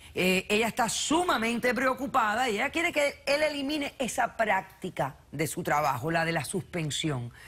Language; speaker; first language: Spanish; native; Spanish